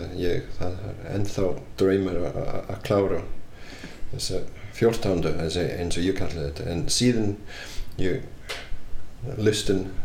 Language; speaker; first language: Icelandic; non-native, fluent; English